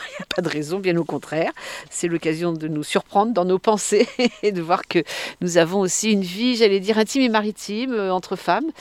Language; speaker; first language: French; native; French